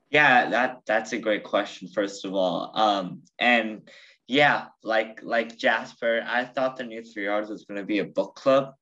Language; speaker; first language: English; early bilingual, other home language; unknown